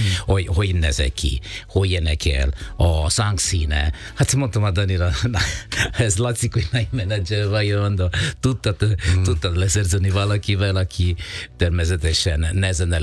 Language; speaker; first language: Hungarian; non-native, fluent; Italian